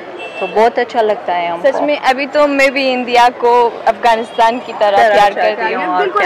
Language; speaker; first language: Hindi; non-native, learner; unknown